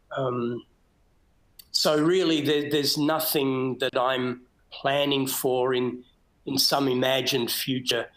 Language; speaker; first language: English; native; English